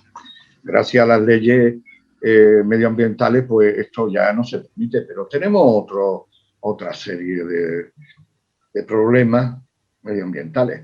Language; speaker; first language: Spanish; native; Spanish